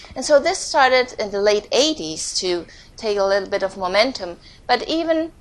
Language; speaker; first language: English; non-native, fluent; Spanish